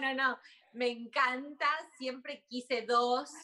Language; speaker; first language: Spanish; native; Spanish